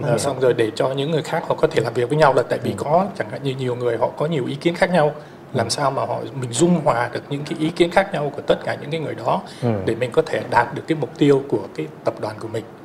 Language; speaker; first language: Vietnamese; native; Vietnamese